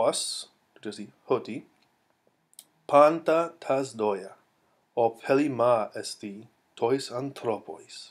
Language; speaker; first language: Greek; non-native, fluent; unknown